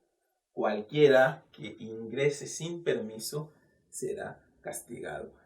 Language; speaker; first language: Spanish; non-native, fluent; Haitian Creole